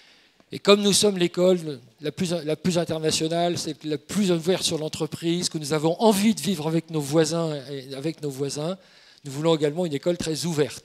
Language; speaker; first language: French; native; French